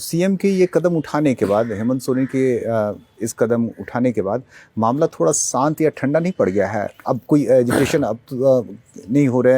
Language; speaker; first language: Hindi; native; Hindi